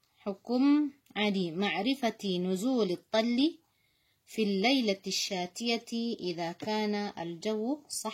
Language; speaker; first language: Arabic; non-native, fluent; Indonesian